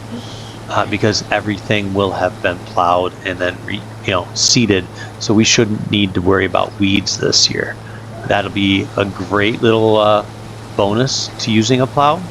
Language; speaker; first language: English; native; English